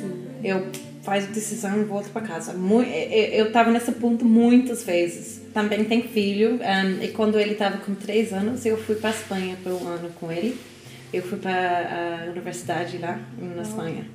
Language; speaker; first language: Portuguese; non-native, learner; English